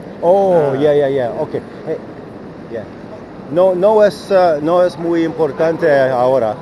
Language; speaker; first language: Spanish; non-native, learner; English